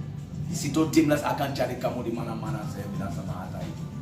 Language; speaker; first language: Indonesian; non-native, fluent; English